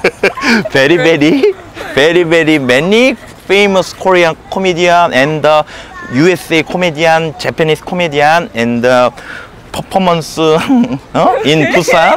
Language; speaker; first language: English; non-native, learner; Korean